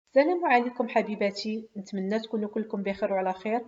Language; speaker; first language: Arabic; native; Arabic